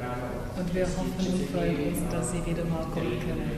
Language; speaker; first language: German; non-native, fluent; Czech